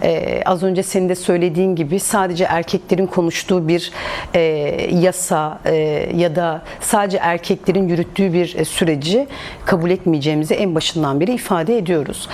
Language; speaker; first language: Turkish; native; Turkish